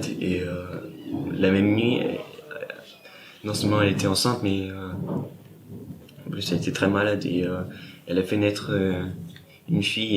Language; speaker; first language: French; non-native, fluent; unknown